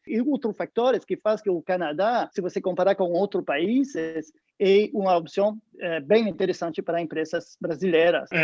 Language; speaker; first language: Portuguese; non-native, fluent; French